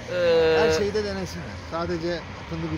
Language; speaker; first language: Turkish; native; Turkish